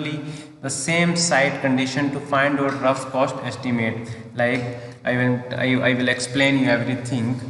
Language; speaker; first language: English; non-native, local second language; Hindi